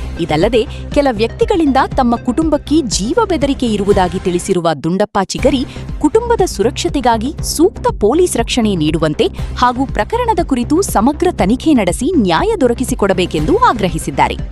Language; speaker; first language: Kannada; native; Kannada